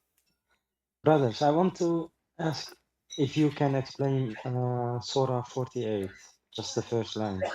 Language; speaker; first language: English; non-native, fluent; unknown